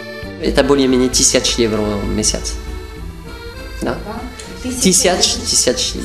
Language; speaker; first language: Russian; non-native, fluent; French